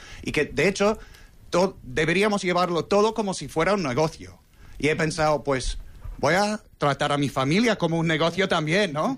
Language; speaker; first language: Spanish; non-native, fluent; English